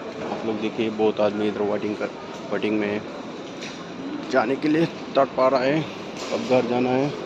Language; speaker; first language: Hindi; non-native, local second language; Assamese